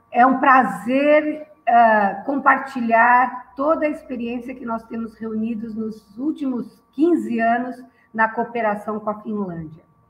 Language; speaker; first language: Portuguese; native; Portuguese